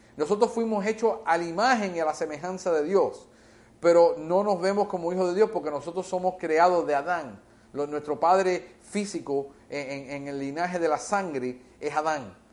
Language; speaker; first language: Spanish; early bilingual, heritage; Spanish